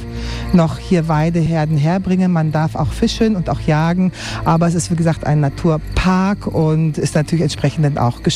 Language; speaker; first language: German; native; German